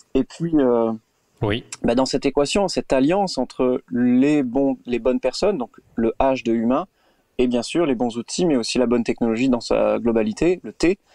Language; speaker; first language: French; native; French